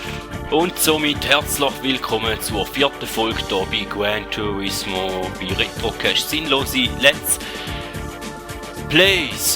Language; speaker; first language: German; native; German